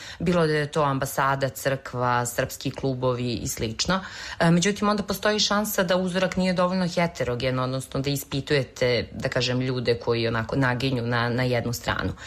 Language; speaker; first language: Serbian; native; Serbian